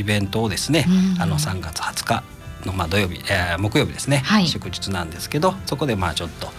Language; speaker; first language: Japanese; native; Japanese